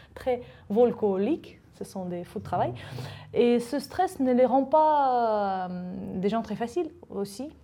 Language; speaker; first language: French; non-native, fluent; Russian